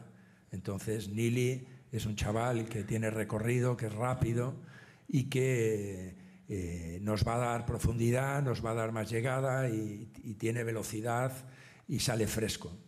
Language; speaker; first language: Spanish; native; Spanish